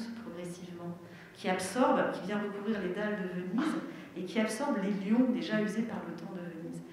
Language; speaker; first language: French; native; French